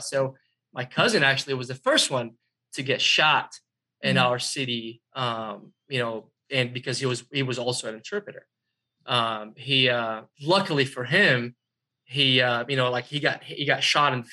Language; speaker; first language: English; non-native, fluent; Arabic